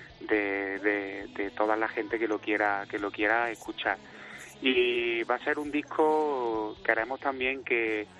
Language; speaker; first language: Spanish; native; Spanish